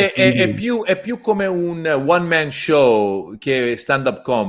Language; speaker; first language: Italian; non-native, learner; English